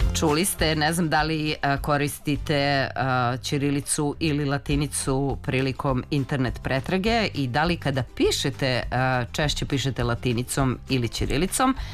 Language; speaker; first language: Serbian; native; Serbian